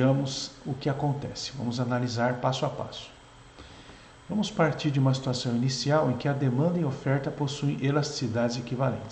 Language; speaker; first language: Portuguese; native; Portuguese